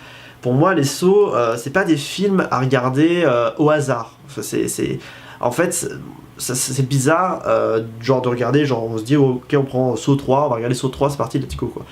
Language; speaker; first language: French; native; French